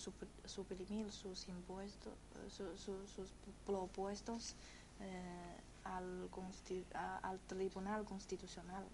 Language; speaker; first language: Spanish; non-native, fluent; Chinese